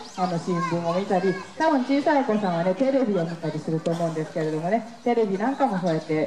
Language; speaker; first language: Japanese; native; Japanese